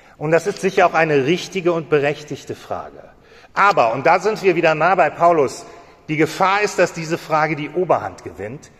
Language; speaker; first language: German; native; German